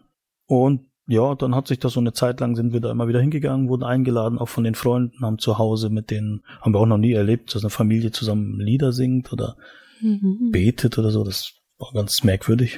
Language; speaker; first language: German; native; German